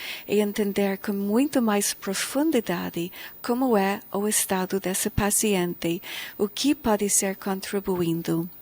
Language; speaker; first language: Portuguese; non-native, fluent; English